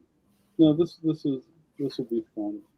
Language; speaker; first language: English; native; English